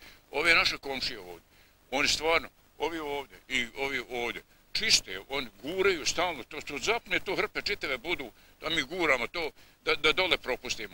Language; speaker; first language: Bosnian; native; Bosnian